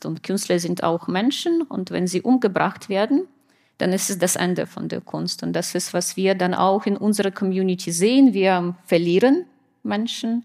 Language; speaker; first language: German; non-native, fluent; Russian